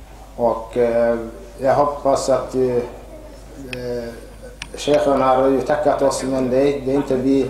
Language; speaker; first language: Swedish; non-native, fluent; Arabic